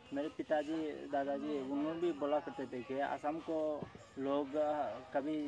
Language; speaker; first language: Hindi; non-native, local second language; Bangla